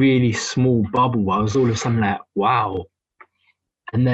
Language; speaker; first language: English; native; English